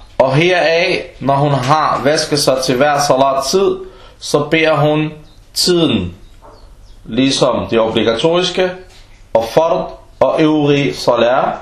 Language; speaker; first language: Danish; early bilingual, other home language; Arabic